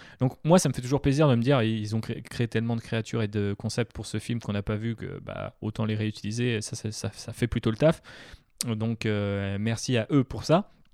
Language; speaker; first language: French; native; French